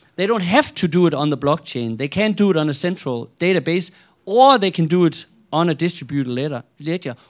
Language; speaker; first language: English; non-native, fluent; Danish